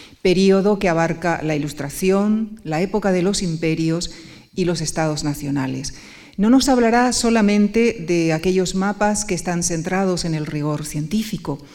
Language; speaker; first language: Spanish; native; Spanish